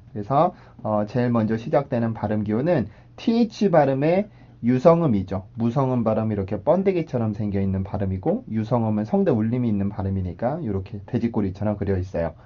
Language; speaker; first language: Korean; native; Korean